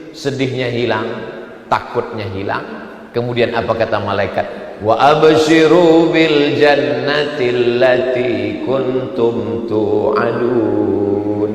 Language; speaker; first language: Indonesian; native; Indonesian